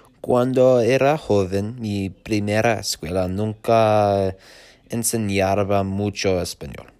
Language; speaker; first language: Spanish; non-native, learner; English